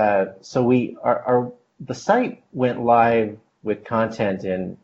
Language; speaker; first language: English; native; English